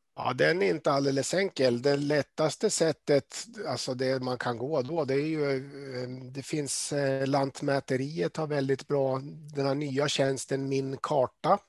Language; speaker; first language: Swedish; native; Swedish